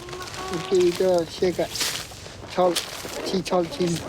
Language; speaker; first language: Danish; non-native, local second language; Kalaallisut